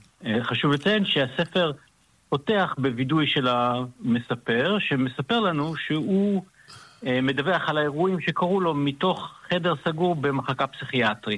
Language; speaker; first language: Hebrew; native; Hebrew